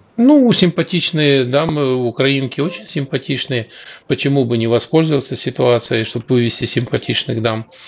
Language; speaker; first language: Russian; native; Russian